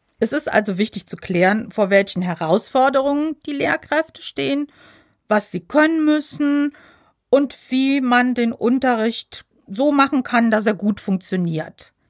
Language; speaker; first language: German; native; German